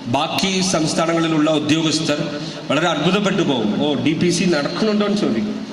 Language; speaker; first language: Malayalam; non-native, local second language; Tamil